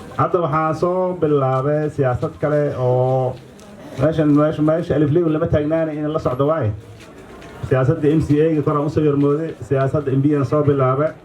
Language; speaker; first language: Somali; native; Somali